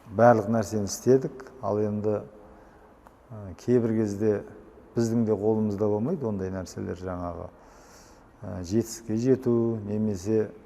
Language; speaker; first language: Kazakh; native; Kazakh